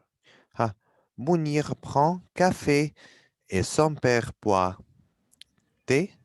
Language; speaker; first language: French; non-native, fluent; Arabic